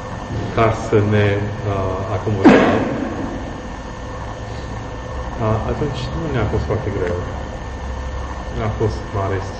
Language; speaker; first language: Romanian; non-native, fluent; English